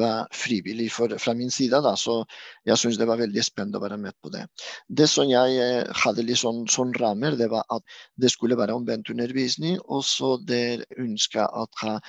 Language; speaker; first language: Norwegian; non-native, fluent; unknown